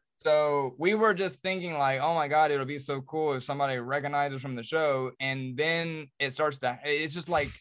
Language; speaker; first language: English; native; English